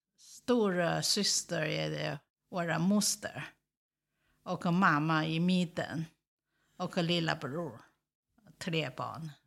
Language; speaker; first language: Swedish; non-native, learner; Chinese